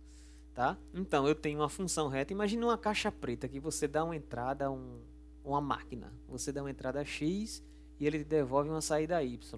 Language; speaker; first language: Portuguese; native; Portuguese